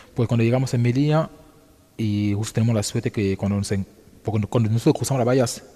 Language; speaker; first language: Spanish; non-native, fluent; French